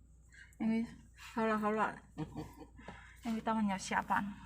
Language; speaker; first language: Chinese; non-native, learner; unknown